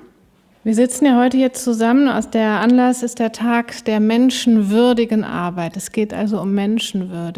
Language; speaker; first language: German; native; German